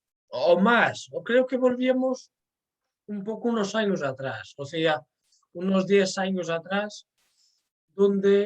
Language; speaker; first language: Spanish; non-native, fluent; Portuguese